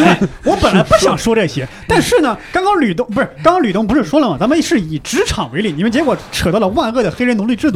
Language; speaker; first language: Chinese; native; Chinese